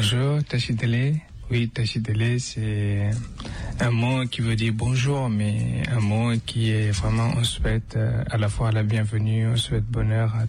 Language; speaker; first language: French; non-native, fluent; Tibetan